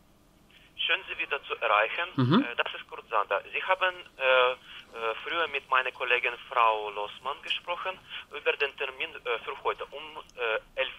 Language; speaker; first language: German; non-native, learner; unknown